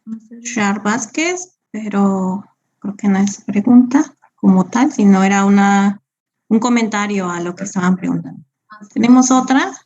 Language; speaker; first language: Spanish; native; Spanish